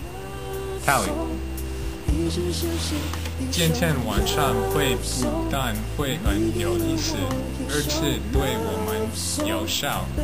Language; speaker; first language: Chinese; non-native, learner; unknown